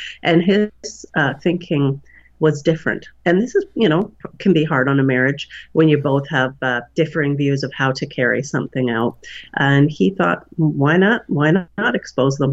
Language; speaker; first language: English; native; English